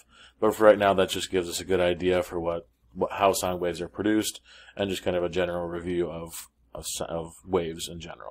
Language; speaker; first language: English; native; English